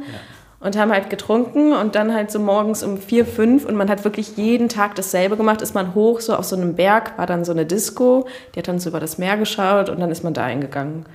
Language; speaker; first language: German; early bilingual, other home language; Turkish